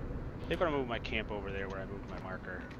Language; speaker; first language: English; native; English